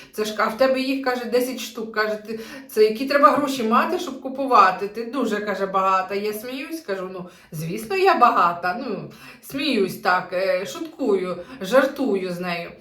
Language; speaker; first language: Ukrainian; native; Ukrainian